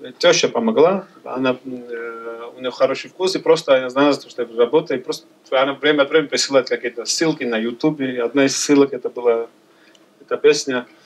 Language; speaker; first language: Russian; non-native, local second language; Georgian